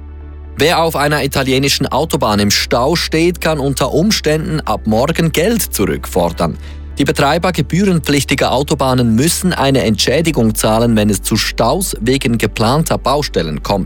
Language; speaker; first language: German; native; German